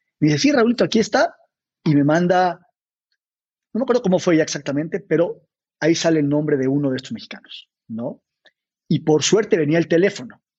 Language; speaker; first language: Spanish; native; Spanish